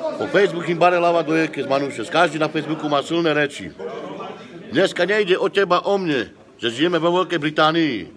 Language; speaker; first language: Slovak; non-native, local second language; Romany